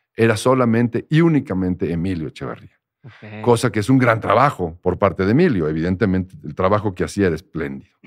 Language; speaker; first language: Spanish; native; Spanish